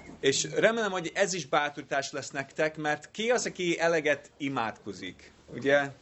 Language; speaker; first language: Hungarian; non-native, learner; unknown